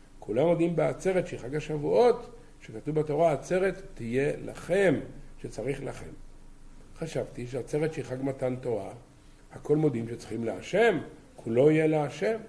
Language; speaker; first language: Hebrew; native; Hebrew